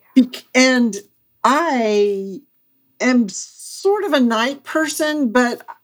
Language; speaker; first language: English; native; English